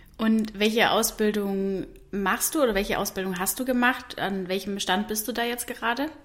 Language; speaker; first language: German; native; German